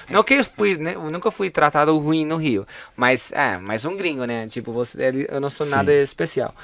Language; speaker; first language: Portuguese; non-native, fluent; English